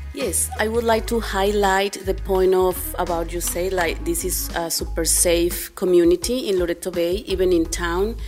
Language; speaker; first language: English; non-native, fluent; Spanish